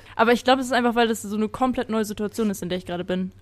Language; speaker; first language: German; native; German